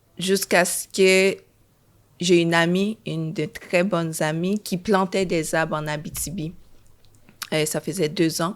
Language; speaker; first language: French; early bilingual, other home language; Haitian Creole